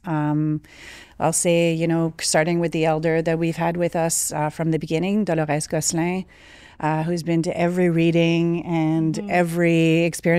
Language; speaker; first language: English; early bilingual, other home language; French